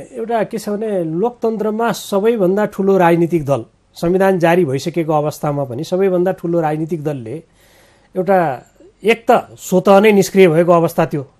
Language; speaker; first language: Nepali; native; Nepali